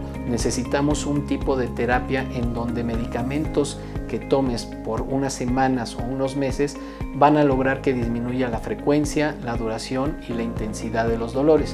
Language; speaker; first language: Spanish; native; Spanish